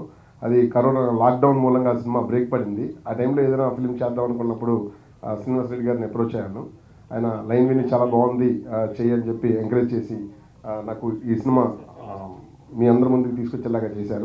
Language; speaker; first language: Telugu; native; Telugu